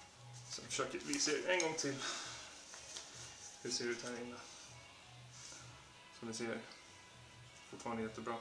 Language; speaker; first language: Swedish; non-native, local second language; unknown